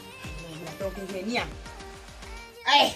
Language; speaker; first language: Spanish; native; Spanish